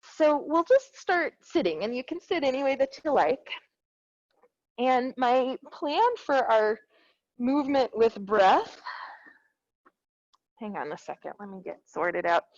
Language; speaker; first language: English; native; English